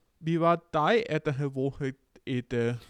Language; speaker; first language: German; non-native, learner; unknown